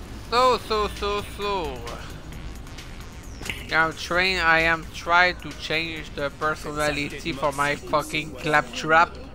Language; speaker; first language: English; non-native, learner; French